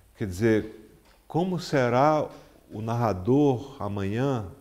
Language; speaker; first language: Portuguese; native; Portuguese